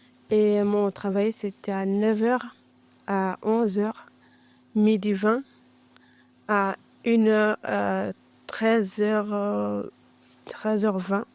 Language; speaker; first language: French; non-native, learner; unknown